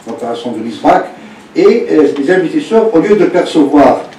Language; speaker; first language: French; non-native, local second language; Arabic